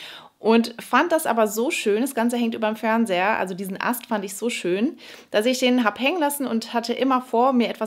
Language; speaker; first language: German; native; German